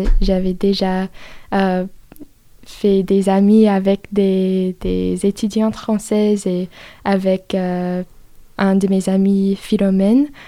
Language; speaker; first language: French; non-native, learner; English